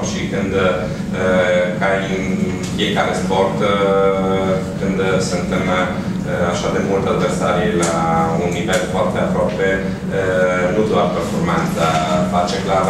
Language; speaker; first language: Romanian; non-native, fluent; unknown